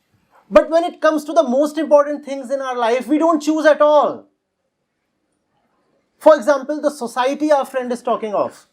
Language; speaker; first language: English; non-native, local second language; Hindi